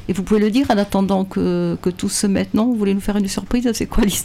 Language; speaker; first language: French; native; French